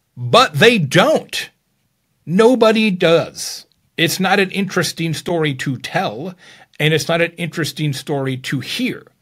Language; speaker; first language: English; native; English